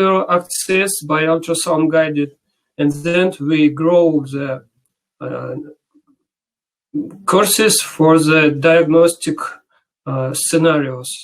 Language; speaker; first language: English; non-native, learner; Russian